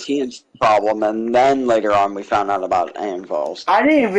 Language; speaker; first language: English; native; English